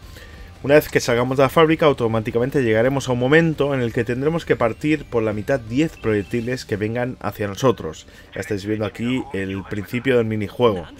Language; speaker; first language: Spanish; native; Spanish